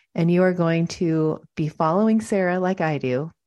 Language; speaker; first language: English; native; English